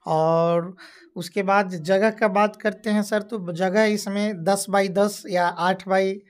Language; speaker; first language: Hindi; native; Hindi